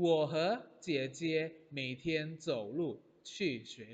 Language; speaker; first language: Chinese; non-native, fluent; Indonesian